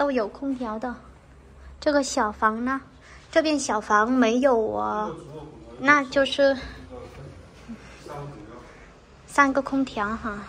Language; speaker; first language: Chinese; non-native, fluent; Vietnamese